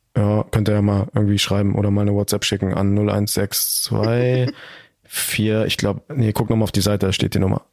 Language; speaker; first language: German; early bilingual, other home language; Turkish